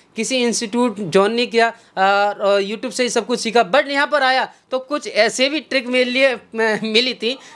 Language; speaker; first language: Hindi; native; Hindi